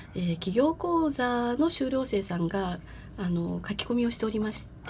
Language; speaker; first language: Japanese; native; Japanese